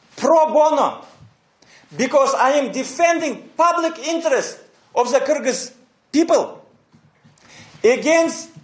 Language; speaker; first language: English; non-native, fluent; Kyrgyz